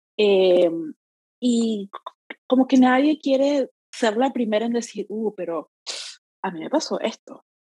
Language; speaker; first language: Spanish; native; Spanish